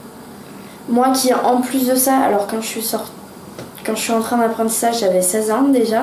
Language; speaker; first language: French; native; French